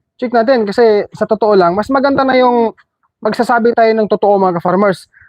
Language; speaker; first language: Filipino; non-native, local second language; Cebuano